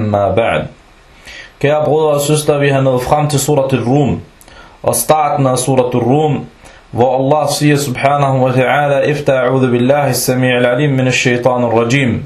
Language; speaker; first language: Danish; early bilingual, other home language; Arabic